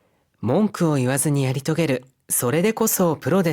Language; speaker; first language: Japanese; native; Japanese